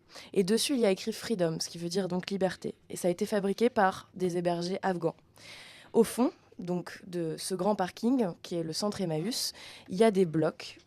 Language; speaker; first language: French; native; French